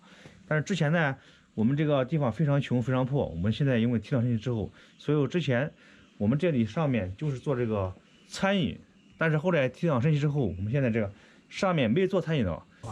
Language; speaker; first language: Chinese; native; Chinese